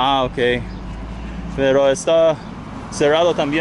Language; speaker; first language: Spanish; non-native, learner; English